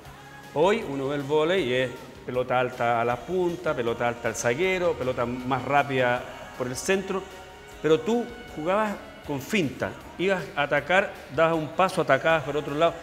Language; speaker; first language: Spanish; native; Spanish